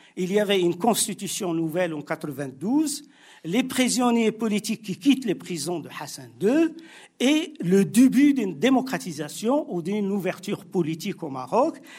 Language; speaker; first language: French; non-native, local second language; Arabic